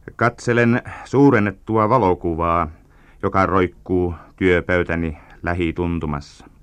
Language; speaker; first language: Finnish; native; Finnish